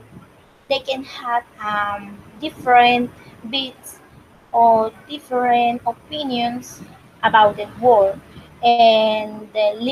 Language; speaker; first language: English; non-native, learner; Spanish